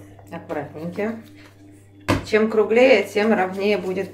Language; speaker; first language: Russian; native; Russian